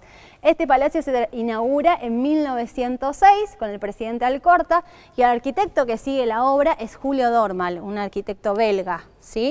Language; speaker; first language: Spanish; native; Spanish